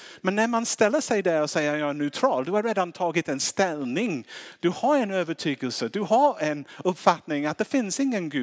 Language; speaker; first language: Swedish; non-native, fluent; English